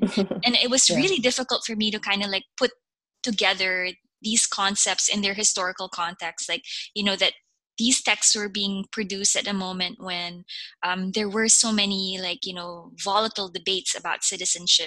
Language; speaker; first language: English; non-native, local second language; Filipino